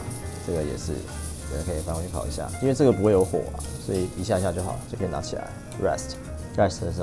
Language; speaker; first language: Chinese; native; Chinese